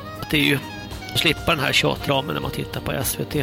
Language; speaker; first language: Swedish; native; Swedish